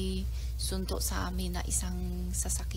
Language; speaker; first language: Filipino; non-native, learner; Chinese